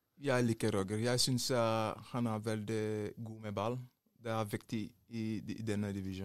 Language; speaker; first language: Norwegian; non-native, learner; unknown